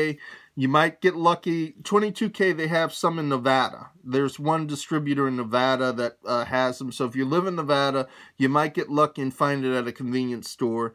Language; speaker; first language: English; native; English